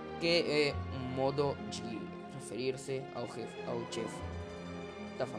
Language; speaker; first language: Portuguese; non-native, learner; Spanish